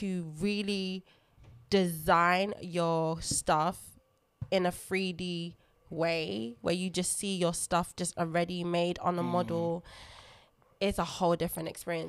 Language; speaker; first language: English; non-native, local second language; Lingala